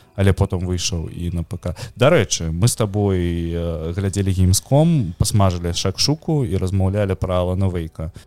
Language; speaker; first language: Belarusian; non-native, local second language; Russian